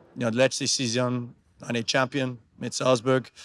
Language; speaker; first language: German; non-native, learner; English